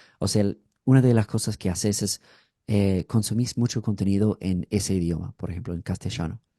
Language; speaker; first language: Spanish; non-native, fluent; English